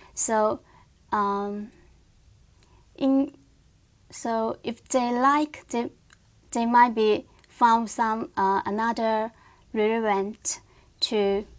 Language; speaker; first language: English; non-native, learner; Korean